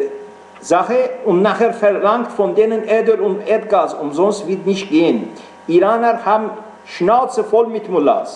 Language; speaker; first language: German; non-native, fluent; Persian